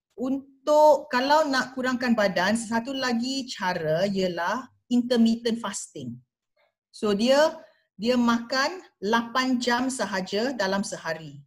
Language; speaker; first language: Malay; non-native, local second language; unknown